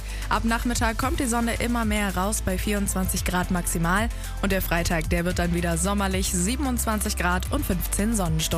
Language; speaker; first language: German; native; German